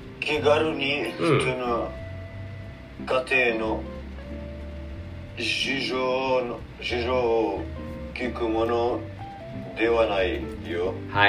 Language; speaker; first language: Japanese; non-native, learner; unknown